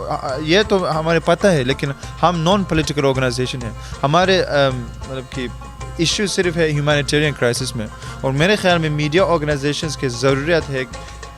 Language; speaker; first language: Hindi; early bilingual, heritage; Hindi